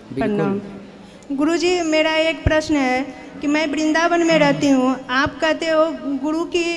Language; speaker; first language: Hindi; native; Hindi